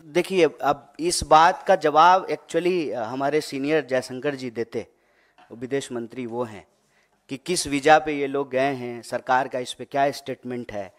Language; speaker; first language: Hindi; native; Hindi